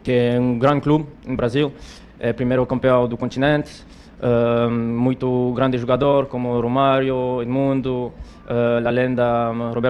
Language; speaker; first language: Portuguese; non-native, learner; Spanish